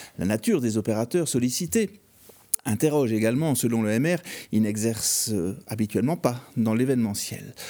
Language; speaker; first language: French; native; French